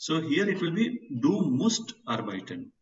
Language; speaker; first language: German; non-native, fluent; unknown